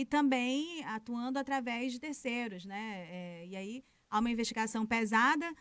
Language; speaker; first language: Portuguese; native; Portuguese